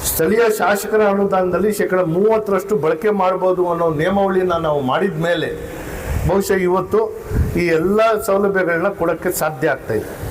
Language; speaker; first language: Kannada; non-native, local second language; Urdu